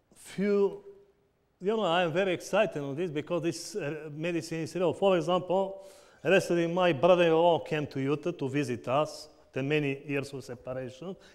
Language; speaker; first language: English; non-native, learner; Bulgarian